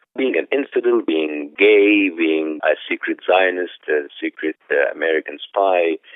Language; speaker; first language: English; non-native, fluent; Arabic